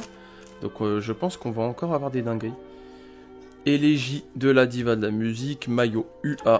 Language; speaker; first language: French; native; French